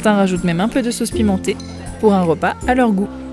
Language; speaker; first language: French; native; French